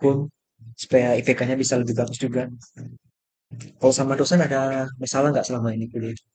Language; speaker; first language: Indonesian; native; Indonesian